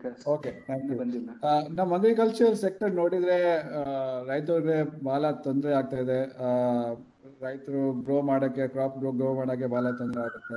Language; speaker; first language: Kannada; non-native, local second language; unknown